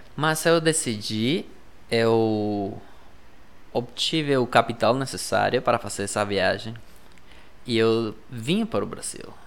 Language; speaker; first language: Portuguese; non-native, fluent; Spanish